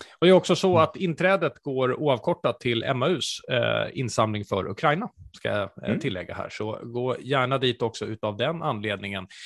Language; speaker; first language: Swedish; native; Swedish